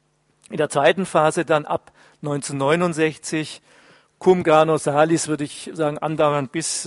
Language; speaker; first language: German; native; German